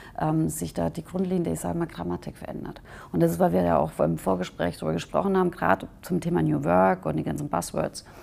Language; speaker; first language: German; native; German